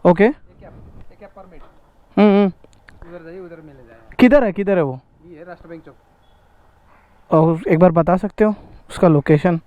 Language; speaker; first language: Hindi; non-native, local second language; Telugu